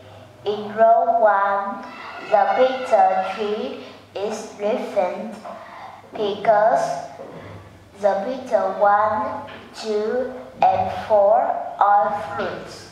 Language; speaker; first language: English; non-native, learner; Vietnamese